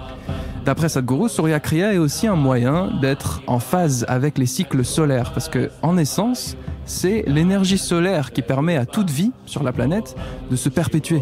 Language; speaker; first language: French; native; French